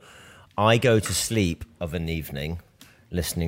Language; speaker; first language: English; native; English